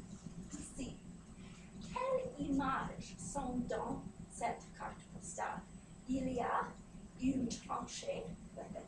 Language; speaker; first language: French; non-native, fluent; English